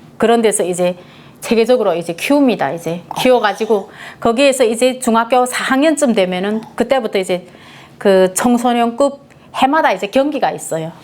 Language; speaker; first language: Korean; native; Korean